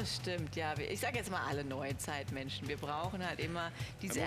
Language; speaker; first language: German; native; German